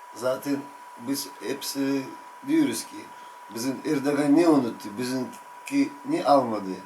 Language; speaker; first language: Turkish; non-native, learner; Ukrainian